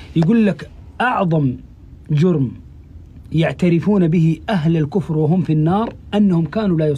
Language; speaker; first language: Arabic; native; Arabic